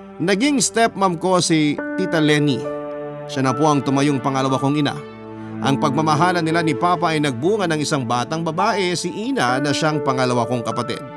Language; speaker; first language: Filipino; native; Filipino